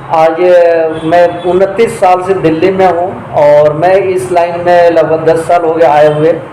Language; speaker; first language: Hindi; native; Hindi